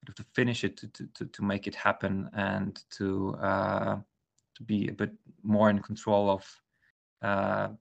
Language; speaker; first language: English; non-native, fluent; Polish